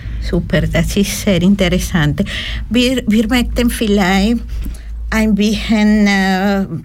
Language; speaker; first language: German; non-native, learner; Spanish